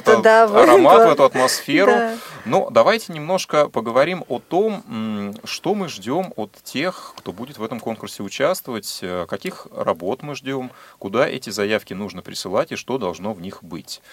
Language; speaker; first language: Russian; native; Russian